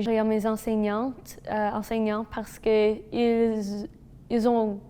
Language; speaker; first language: French; non-native, local second language; English